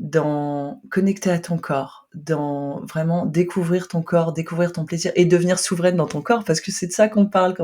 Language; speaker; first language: French; native; French